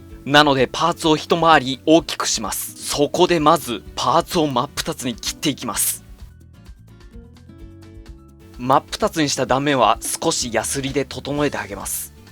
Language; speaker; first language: Japanese; native; Japanese